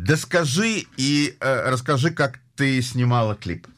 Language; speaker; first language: Russian; native; Russian